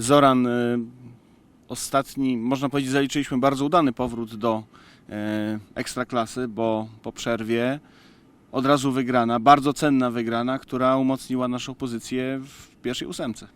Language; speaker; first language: Polish; native; Polish